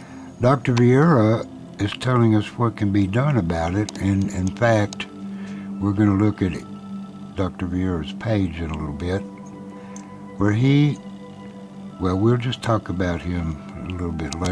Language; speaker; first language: English; native; English